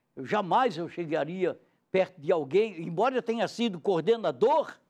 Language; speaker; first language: Portuguese; native; Portuguese